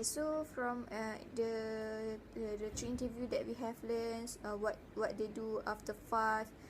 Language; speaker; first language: English; non-native, learner; Malay